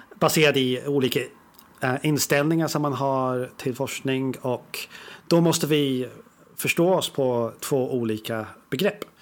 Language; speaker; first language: Swedish; native; Swedish